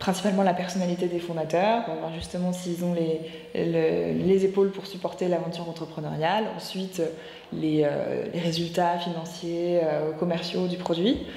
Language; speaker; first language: French; native; French